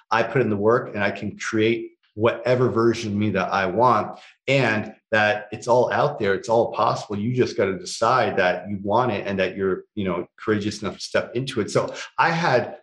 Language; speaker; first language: English; native; English